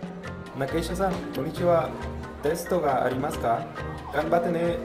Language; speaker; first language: Japanese; non-native, learner; Spanish